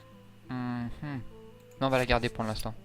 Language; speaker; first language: French; native; French